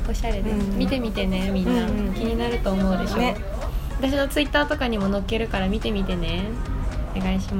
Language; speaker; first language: Japanese; native; Japanese